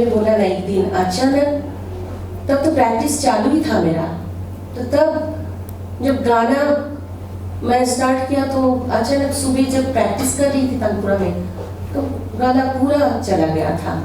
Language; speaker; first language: Hindi; non-native, local second language; Bangla